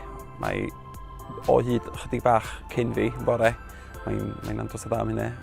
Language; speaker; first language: Welsh; native; Welsh